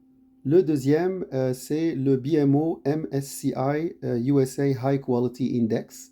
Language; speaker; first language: French; native; French